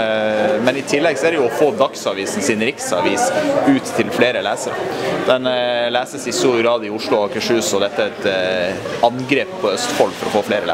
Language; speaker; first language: Norwegian; native; Norwegian